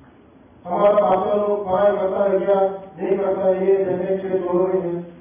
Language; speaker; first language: Hindi; non-native, local second language; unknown